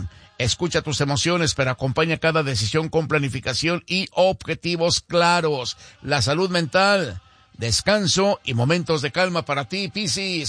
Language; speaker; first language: Spanish; native; Spanish